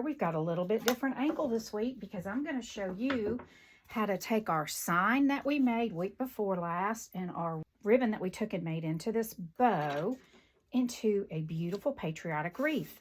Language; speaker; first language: English; native; English